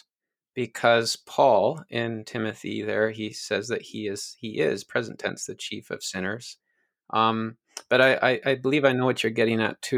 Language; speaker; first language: English; native; English